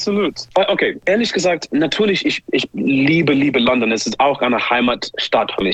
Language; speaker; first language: German; non-native, learner; English